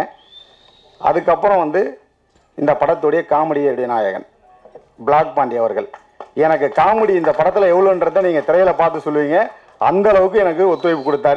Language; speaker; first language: Tamil; native; Tamil